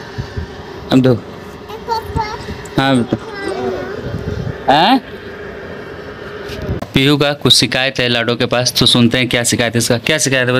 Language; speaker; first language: Hindi; native; Hindi